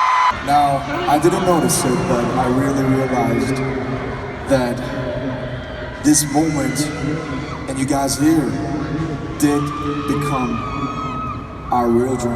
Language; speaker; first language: English; non-native, fluent; Korean